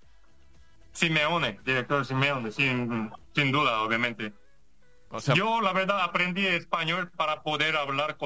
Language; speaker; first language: Spanish; non-native, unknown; Korean